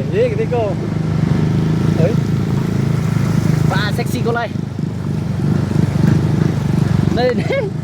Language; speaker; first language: Hindi; non-native, local second language; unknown